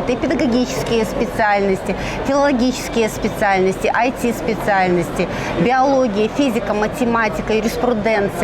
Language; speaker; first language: Russian; native; Russian